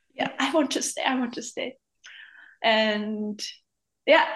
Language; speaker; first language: English; non-native, fluent; Japanese